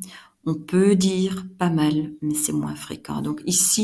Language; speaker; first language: French; non-native, fluent; Dutch